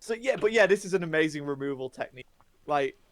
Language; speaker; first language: English; native; English